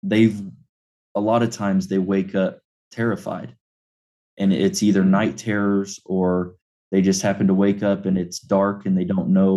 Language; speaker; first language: English; native; English